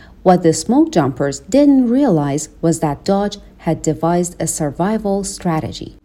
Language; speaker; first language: English; non-native, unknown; Persian